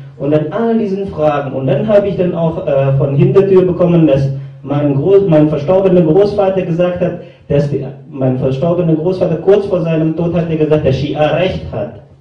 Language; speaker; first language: German; non-native, fluent; Indonesian